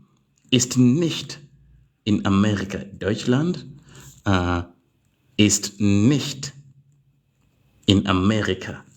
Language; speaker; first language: German; non-native, learner; English